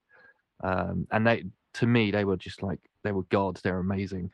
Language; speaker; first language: English; native; English